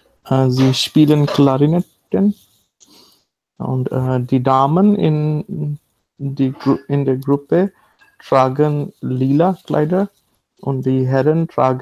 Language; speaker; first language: German; non-native, learner; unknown